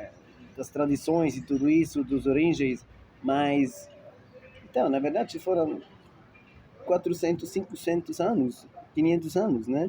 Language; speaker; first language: Portuguese; non-native, fluent; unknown